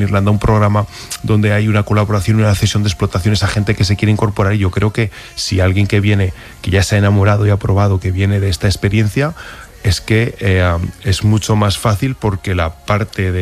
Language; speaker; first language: Spanish; native; Spanish